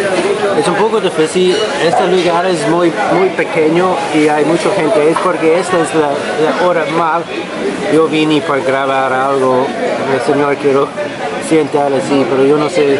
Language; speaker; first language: Spanish; non-native, learner; English